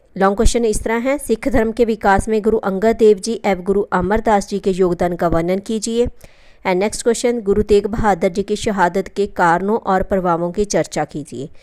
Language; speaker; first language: Hindi; non-native, local second language; Punjabi